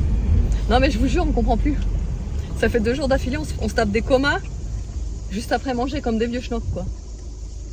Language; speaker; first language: French; native; French